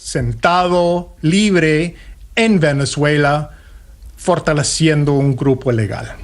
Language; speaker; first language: Spanish; non-native, fluent; English